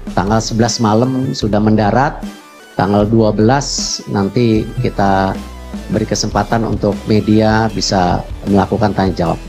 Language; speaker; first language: Indonesian; native; Indonesian